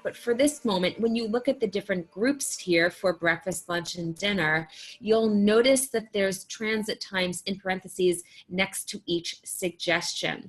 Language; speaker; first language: English; native; English